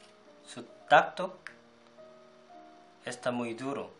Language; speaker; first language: Spanish; non-native, fluent; Korean